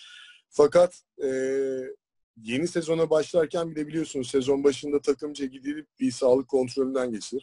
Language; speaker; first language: Turkish; native; Turkish